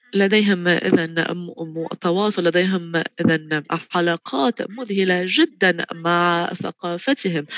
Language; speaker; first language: Arabic; non-native, fluent; Tigrinya